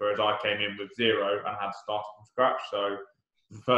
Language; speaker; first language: English; native; English